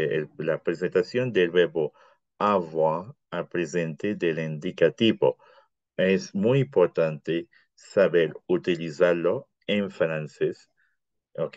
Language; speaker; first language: Spanish; non-native, fluent; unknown